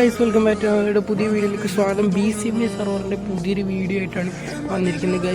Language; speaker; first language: Malayalam; native; Malayalam